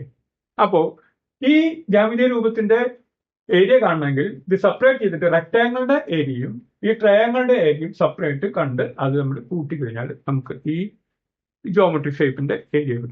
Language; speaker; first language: Malayalam; native; Malayalam